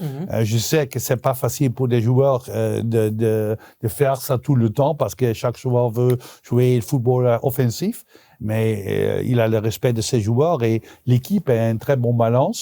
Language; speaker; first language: French; non-native, local second language; Dutch